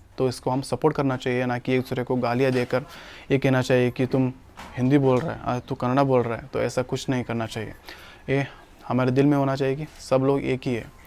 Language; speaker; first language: Hindi; non-native, local second language; Kannada